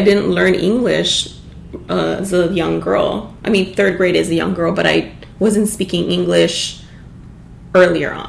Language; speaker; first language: English; early bilingual, other home language; Spanish